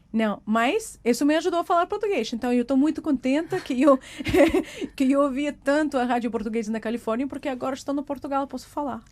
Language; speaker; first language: Portuguese; non-native, fluent; Russian